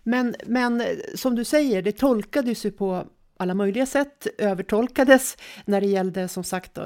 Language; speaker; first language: Swedish; native; Swedish